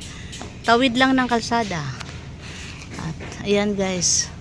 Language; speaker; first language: Filipino; native; Filipino